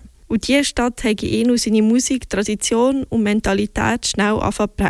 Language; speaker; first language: German; native; German